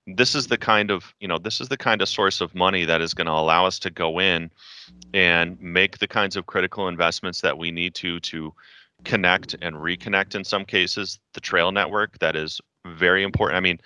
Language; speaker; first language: English; native; English